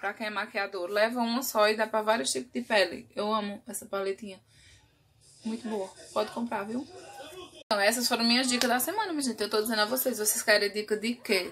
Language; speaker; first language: Portuguese; native; Portuguese